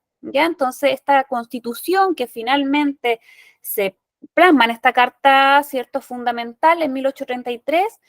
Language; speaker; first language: Spanish; native; Spanish